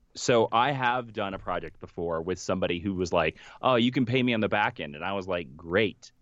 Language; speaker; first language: English; native; English